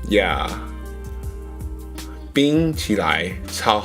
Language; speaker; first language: Chinese; non-native, learner; English